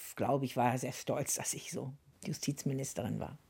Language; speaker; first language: German; native; German